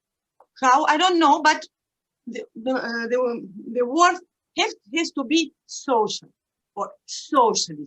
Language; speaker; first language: English; non-native, learner; Russian